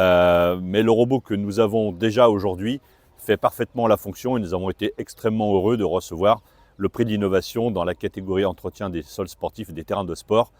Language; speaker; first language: French; native; French